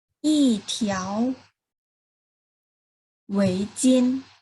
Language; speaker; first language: Chinese; non-native, fluent; Thai